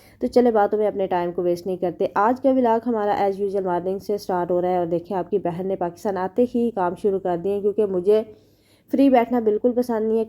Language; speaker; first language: Urdu; native; Urdu